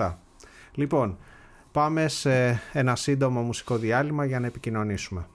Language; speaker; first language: Greek; native; Greek